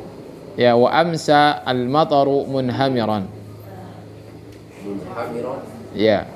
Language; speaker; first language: Arabic; non-native, fluent; Indonesian